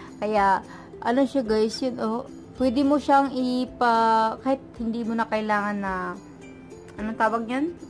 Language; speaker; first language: Filipino; non-native, local second language; Cebuano